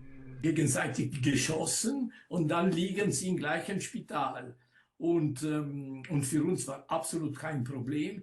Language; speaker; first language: German; non-native, local second language; Italian